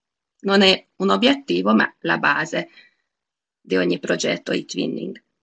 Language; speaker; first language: Italian; non-native, fluent; Hungarian